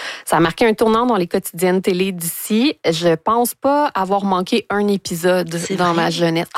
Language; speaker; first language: French; native; French